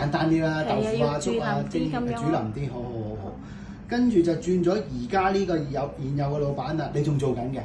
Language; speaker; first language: Cantonese; native; Cantonese